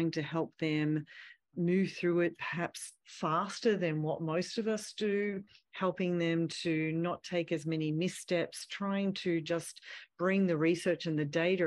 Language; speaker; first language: English; native; English